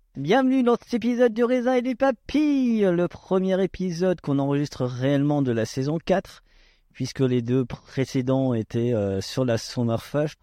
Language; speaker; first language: French; native; French